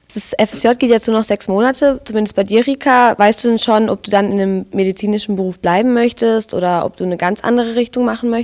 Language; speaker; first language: German; native; German